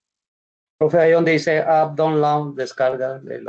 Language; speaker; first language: Spanish; native; Spanish